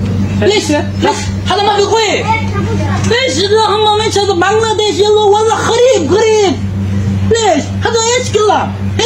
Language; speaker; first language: Arabic; non-native, learner; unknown